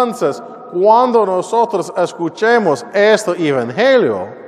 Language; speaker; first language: Spanish; non-native, learner; English